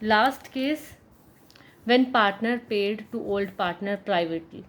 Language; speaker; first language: Hindi; native; Hindi